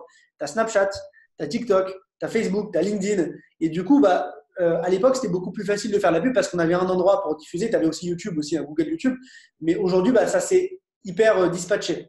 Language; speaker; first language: French; native; French